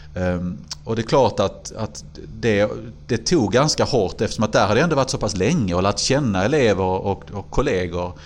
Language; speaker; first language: Swedish; native; Swedish